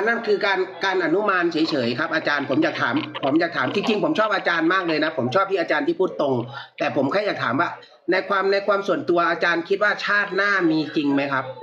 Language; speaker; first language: Thai; native; Thai